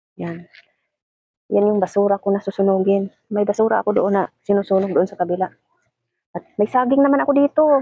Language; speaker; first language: Filipino; non-native, local second language; Cebuano